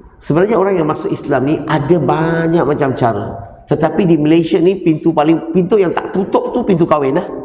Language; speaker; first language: Malay; non-native, local second language; Chinese